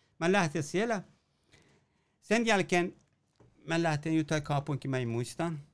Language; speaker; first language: Finnish; non-native, learner; Persian